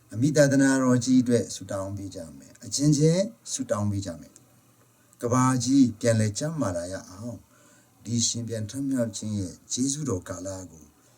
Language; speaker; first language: Burmese; non-native, local second language; Hakha Chin